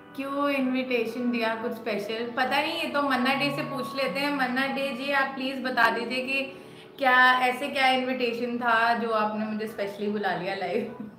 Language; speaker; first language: Hindi; native; Hindi